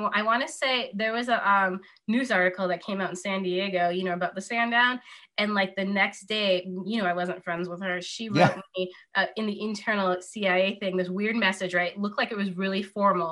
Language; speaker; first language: English; native; English